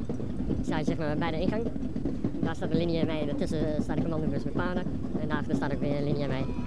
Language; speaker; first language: Dutch; native; Dutch